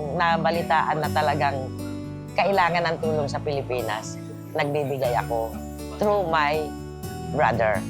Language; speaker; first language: Filipino; native; Filipino